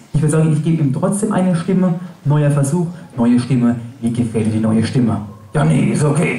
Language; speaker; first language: German; native; German